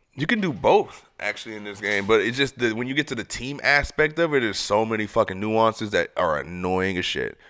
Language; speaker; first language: English; native; English